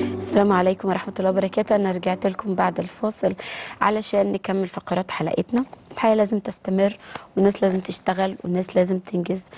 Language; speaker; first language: Arabic; native; Arabic